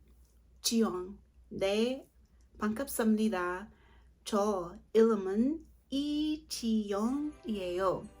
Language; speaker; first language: Korean; non-native, learner; English